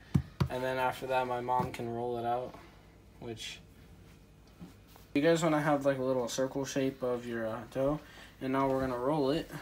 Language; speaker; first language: English; early bilingual, other home language; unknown